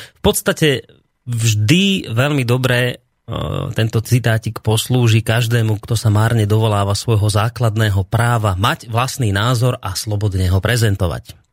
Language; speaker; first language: Slovak; native; Slovak